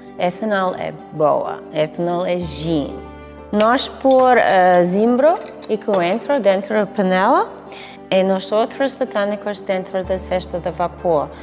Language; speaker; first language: Portuguese; non-native, learner; English